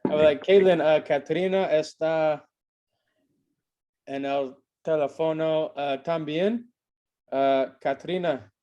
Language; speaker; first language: Spanish; non-native, learner; English